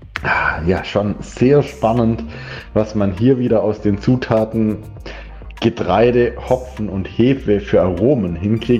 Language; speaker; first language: German; native; German